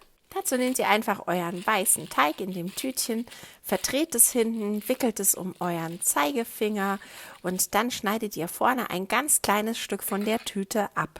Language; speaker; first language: German; native; German